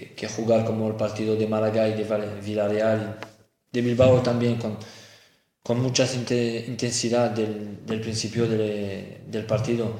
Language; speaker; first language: Spanish; non-native, fluent; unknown